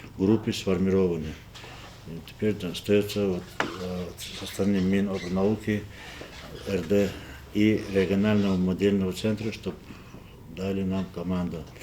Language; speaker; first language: Russian; non-native, local second language; Lezghian